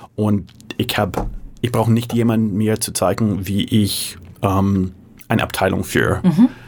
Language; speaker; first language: German; non-native, fluent; English